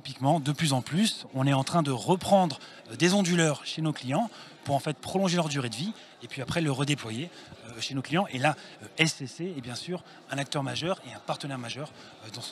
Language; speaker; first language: French; native; French